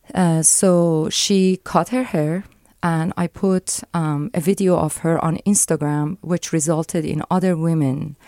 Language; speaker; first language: English; non-native, fluent; Persian